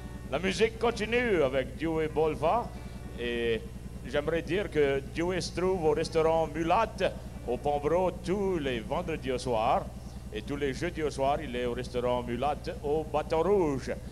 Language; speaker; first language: French; early bilingual, heritage; French